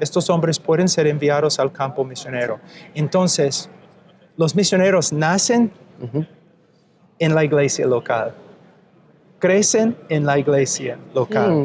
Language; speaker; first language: Spanish; non-native, fluent; English